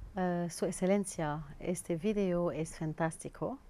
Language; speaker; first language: Spanish; non-native, learner; Arabic